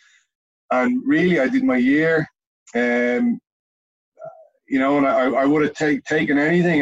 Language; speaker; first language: English; native; English